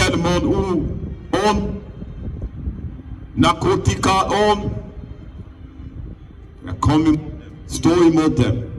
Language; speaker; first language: Norwegian; non-native, fluent; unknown